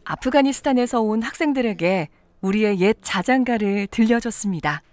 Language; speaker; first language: Korean; native; Korean